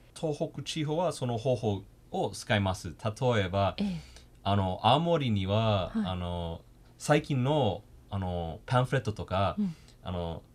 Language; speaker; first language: Japanese; non-native, fluent; English